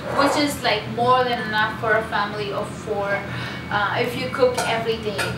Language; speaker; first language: English; non-native, local second language; Hindi